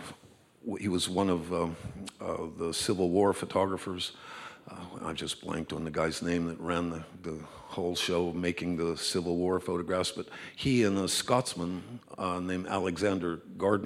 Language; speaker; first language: English; native; English